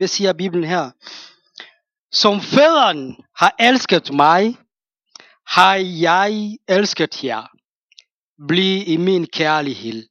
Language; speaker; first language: Danish; non-native, fluent; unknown